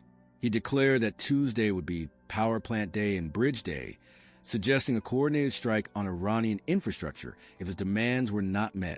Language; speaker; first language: English; native; English